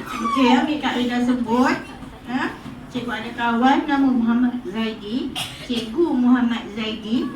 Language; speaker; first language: Malay; native; Malay